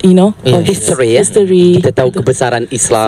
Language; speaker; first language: Indonesian; native; Indonesian